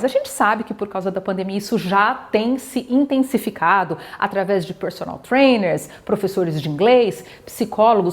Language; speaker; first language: Portuguese; native; Portuguese